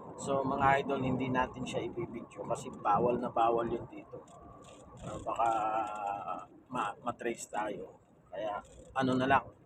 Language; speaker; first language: Filipino; native; Filipino